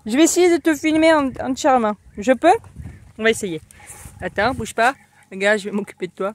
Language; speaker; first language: French; native; French